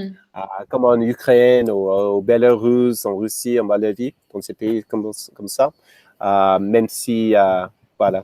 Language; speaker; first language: French; non-native, fluent; English